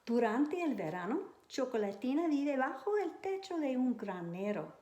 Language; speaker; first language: Spanish; non-native, learner; English